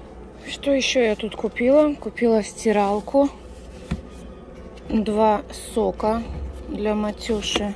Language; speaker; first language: Russian; native; Russian